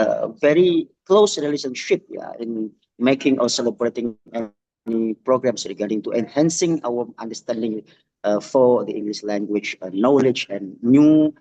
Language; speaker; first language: English; non-native, fluent; Indonesian